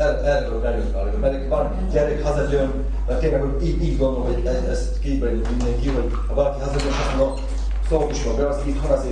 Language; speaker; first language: Hungarian; non-native, local second language; Slovak